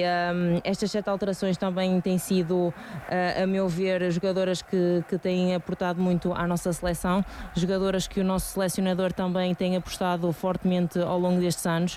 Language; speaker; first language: Portuguese; native; Portuguese